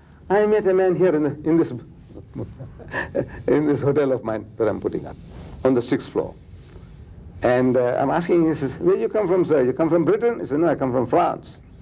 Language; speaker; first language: English; early bilingual, other home language; Gujarati